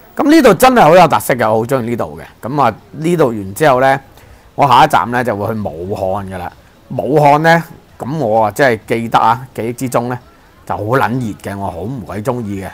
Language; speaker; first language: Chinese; non-native, local second language; Cantonese